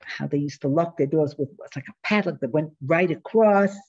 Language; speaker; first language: English; native; English